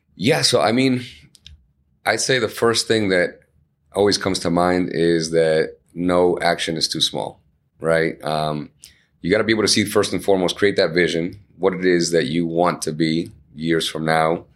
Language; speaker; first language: English; early bilingual, other home language; Spanish